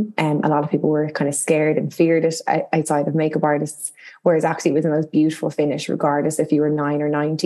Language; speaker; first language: English; native; English